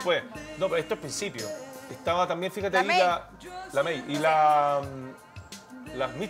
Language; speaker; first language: Spanish; native; Spanish